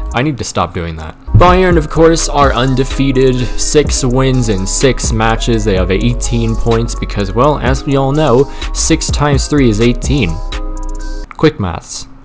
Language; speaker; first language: English; native; English